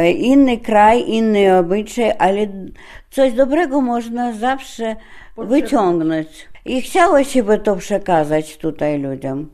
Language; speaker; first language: Polish; non-native, fluent; Russian